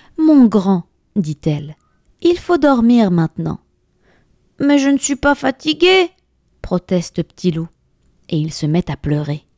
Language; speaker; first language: French; native; French